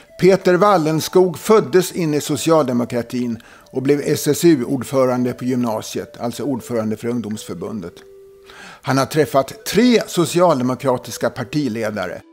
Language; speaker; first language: Swedish; native; Swedish